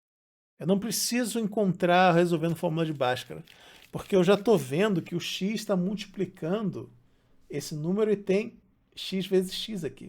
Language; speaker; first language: Portuguese; native; Portuguese